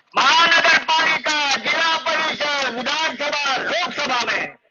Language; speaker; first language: Hindi; non-native, local second language; Marathi